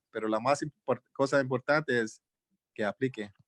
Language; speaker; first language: Spanish; early bilingual, heritage; Spanish